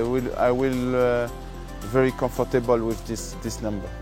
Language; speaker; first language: English; non-native, learner; French